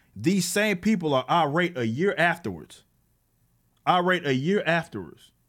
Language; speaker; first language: English; native; English